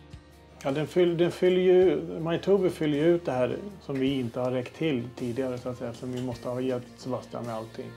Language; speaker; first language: Swedish; native; Swedish